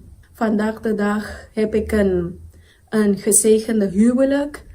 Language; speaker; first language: Dutch; non-native, local second language; Papiamento